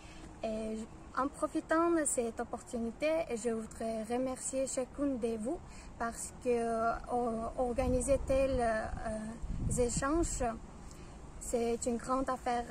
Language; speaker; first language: French; non-native, fluent; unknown